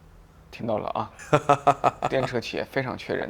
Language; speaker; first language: Chinese; native; Chinese